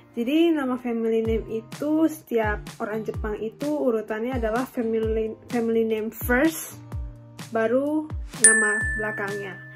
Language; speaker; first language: Indonesian; early bilingual, heritage; Japanese